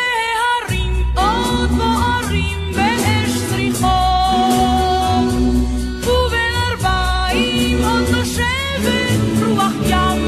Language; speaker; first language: Hebrew; native; Hebrew